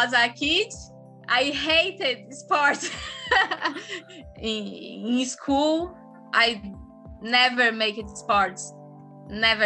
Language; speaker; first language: English; non-native, learner; Portuguese